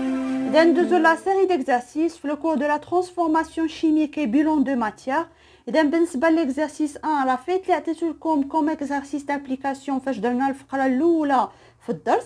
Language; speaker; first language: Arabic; native; Arabic